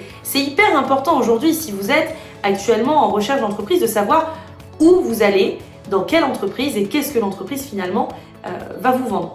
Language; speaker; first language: French; native; French